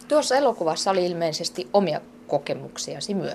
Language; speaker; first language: Finnish; native; Finnish